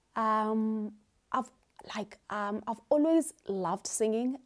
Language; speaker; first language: English; non-native, local second language; Xhosa